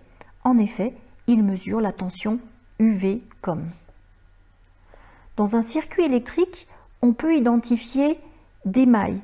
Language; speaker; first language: French; native; French